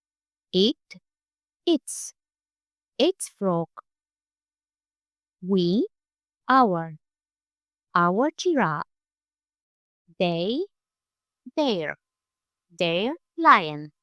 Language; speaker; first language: English; non-native, fluent; Polish